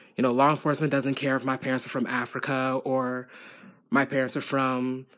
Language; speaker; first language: English; native; English